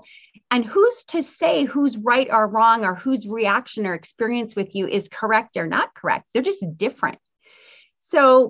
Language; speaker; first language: English; native; English